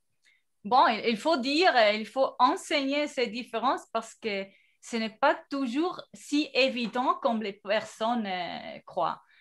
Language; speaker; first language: French; non-native, fluent; Spanish